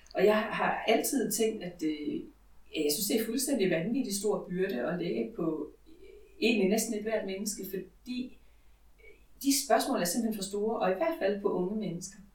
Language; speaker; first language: Danish; native; Danish